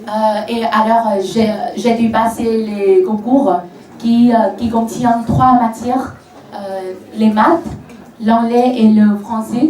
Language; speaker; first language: French; non-native, fluent; Vietnamese